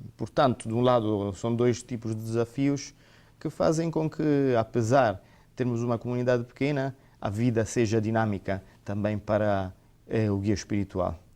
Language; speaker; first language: Portuguese; non-native, fluent; Italian